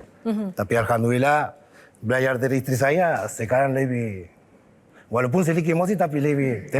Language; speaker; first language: Indonesian; non-native, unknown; Spanish